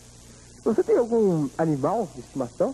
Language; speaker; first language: Portuguese; native; Portuguese